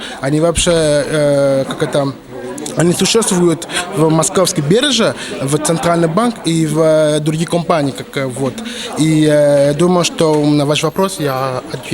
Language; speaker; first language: Russian; non-native, learner; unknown